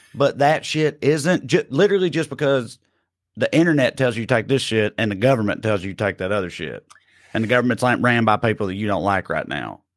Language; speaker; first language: English; native; English